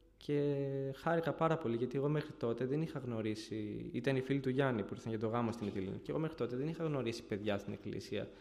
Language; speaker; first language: Greek; early bilingual, other home language; Bulgarian